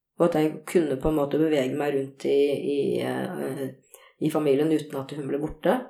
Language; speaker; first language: Norwegian; early bilingual, other home language; Korean